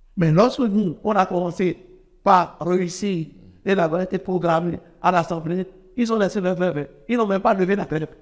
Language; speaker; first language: French; non-native, local second language; Fon